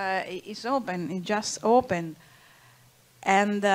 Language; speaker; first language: English; non-native, learner; Italian